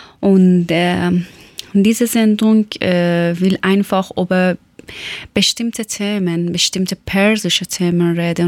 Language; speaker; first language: German; non-native, learner; Persian